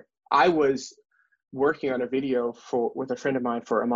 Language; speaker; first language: English; native; English